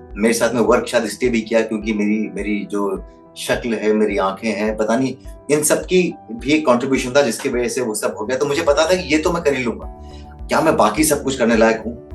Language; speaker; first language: Hindi; native; Hindi